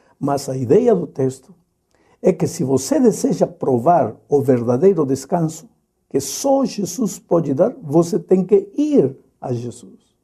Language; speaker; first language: Portuguese; non-native, fluent; Spanish